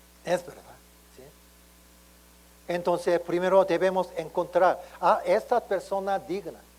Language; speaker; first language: Spanish; non-native, learner; Korean